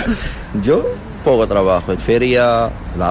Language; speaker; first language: Spanish; non-native, learner; Arabic